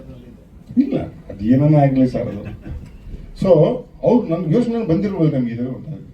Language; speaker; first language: Kannada; native; Kannada